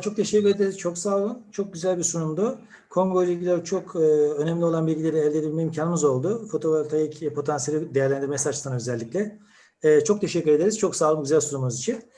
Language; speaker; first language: Turkish; native; Turkish